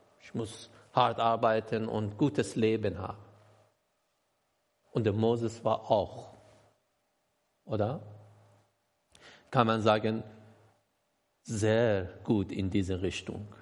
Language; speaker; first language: German; non-native, learner; Persian